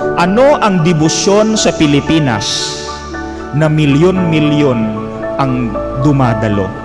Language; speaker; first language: Filipino; non-native, local second language; Cebuano